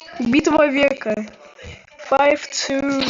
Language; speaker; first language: Russian; native; Russian